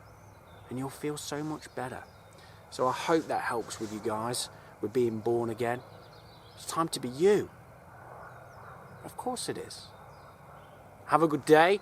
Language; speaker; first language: English; native; English